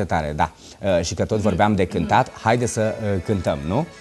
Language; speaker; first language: Romanian; native; Romanian